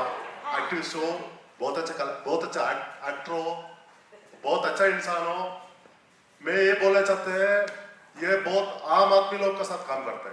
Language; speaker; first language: Hindi; non-native, local second language; Kannada